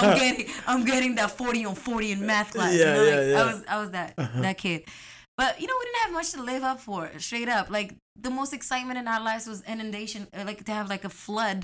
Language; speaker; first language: English; non-native, fluent; Arabic